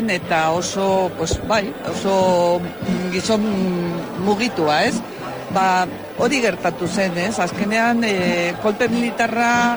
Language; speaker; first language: Basque; native; Basque